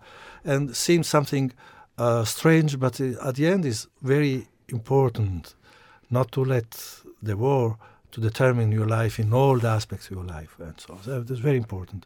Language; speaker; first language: English; non-native, fluent; Italian